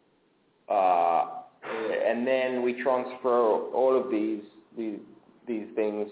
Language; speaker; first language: English; native; English